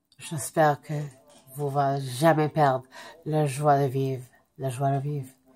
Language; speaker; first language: French; non-native, fluent; English